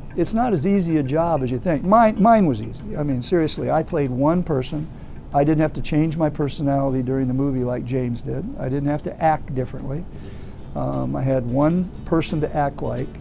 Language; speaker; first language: English; native; English